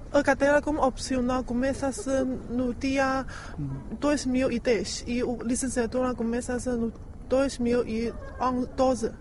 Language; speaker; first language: Portuguese; non-native, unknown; Chinese